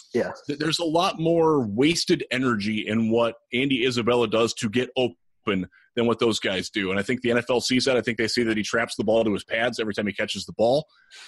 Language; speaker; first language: English; native; English